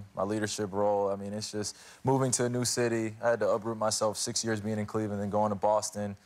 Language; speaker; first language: English; native; English